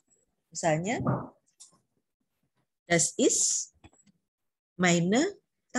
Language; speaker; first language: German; non-native, learner; Indonesian